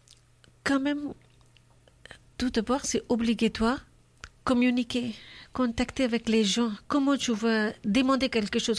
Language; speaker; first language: French; non-native, learner; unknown